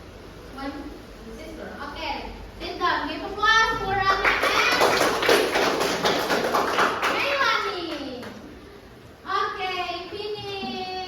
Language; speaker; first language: English; non-native, learner; Indonesian